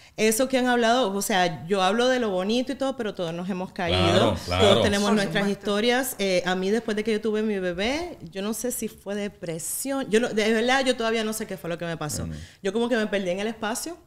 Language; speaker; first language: Spanish; native; Spanish